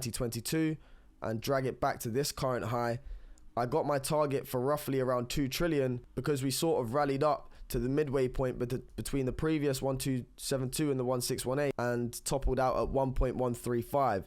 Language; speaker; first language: English; native; English